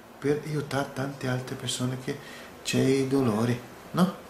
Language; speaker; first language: Italian; non-native, learner; Portuguese